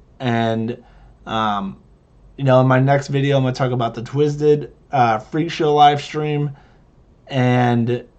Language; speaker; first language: English; native; English